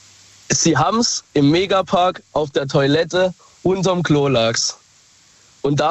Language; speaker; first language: German; native; German